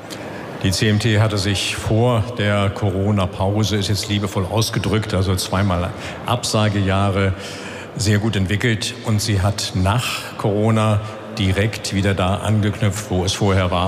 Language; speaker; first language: German; native; German